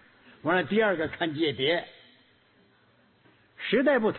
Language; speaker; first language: Chinese; native; Chinese